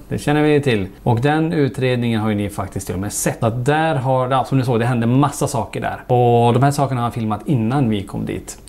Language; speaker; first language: Swedish; native; Swedish